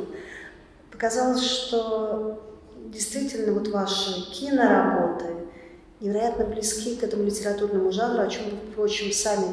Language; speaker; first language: Russian; native; Russian